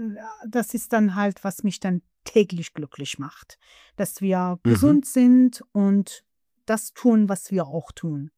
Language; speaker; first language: German; non-native, fluent; Persian